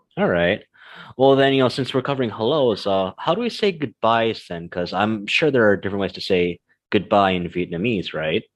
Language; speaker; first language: English; native; English